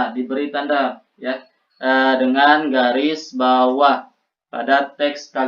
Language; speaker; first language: Indonesian; native; Indonesian